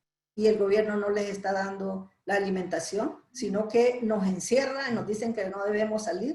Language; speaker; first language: Spanish; native; Spanish